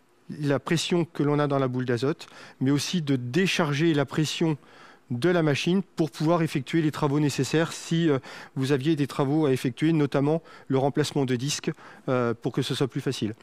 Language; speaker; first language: French; native; French